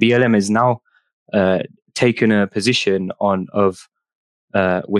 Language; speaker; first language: English; native; English